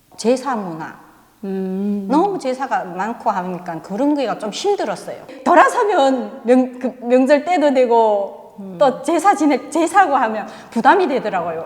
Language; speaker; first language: Korean; non-native, fluent; Chinese